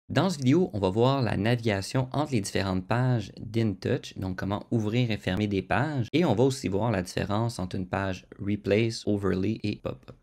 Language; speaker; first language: French; native; French